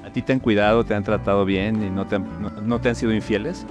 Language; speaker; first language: Spanish; native; Spanish